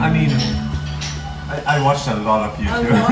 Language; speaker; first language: English; non-native, fluent; German